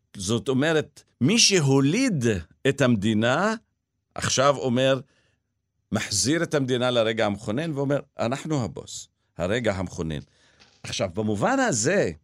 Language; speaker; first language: Hebrew; non-native, local second language; Arabic